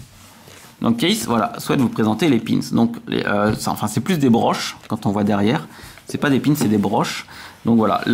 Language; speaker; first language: French; native; French